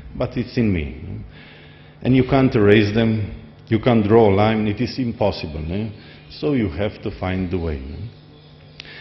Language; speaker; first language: English; non-native, fluent; Slovenian